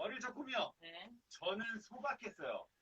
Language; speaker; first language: Korean; native; Korean